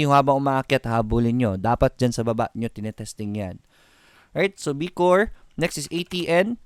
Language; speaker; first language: Filipino; native; Filipino